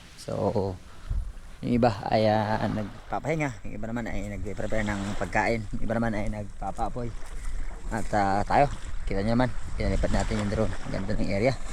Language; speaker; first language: Filipino; non-native, local second language; Cebuano